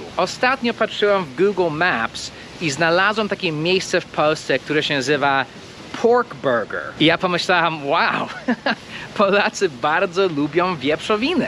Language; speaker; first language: Polish; non-native, fluent; English